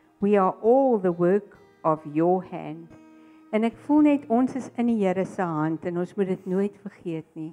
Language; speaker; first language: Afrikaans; native; Afrikaans